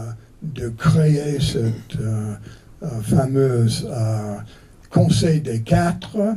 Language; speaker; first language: French; non-native, fluent; English